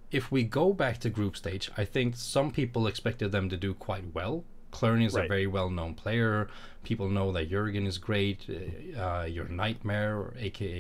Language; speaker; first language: English; non-native, fluent; Swedish